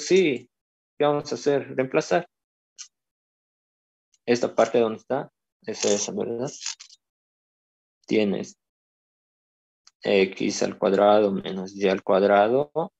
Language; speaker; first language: Spanish; native; Spanish